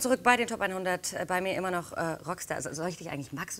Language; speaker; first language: German; native; German